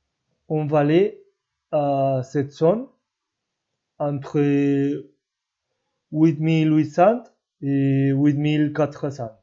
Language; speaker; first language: French; non-native, learner; Spanish